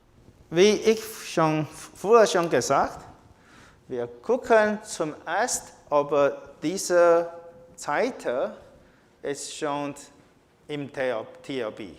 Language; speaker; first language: German; non-native, learner; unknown